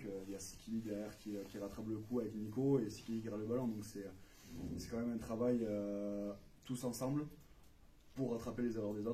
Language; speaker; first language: French; native; French